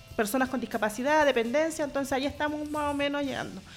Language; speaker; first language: Spanish; native; Spanish